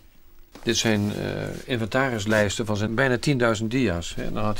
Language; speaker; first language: Dutch; native; Dutch